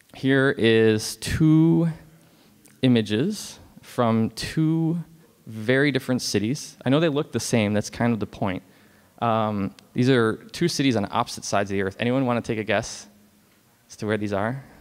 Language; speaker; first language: English; native; English